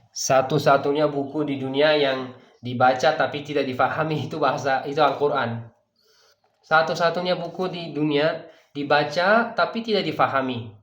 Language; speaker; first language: Indonesian; non-native, fluent; Persian